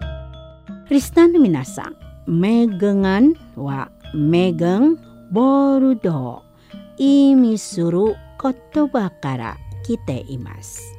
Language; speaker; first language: Japanese; non-native, fluent; Indonesian